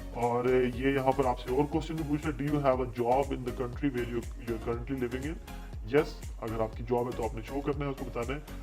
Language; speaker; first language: Urdu; non-native, local second language; Punjabi